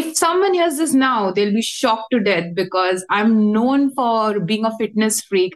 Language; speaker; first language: English; non-native, local second language; Hindi